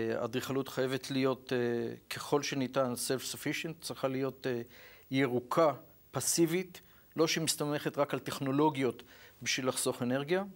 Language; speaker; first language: Hebrew; native; Hebrew